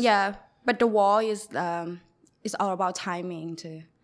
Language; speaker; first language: English; non-native, learner; Thai